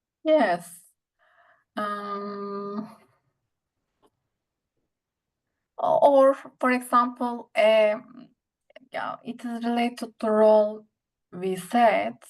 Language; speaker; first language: English; non-native, learner; Turkish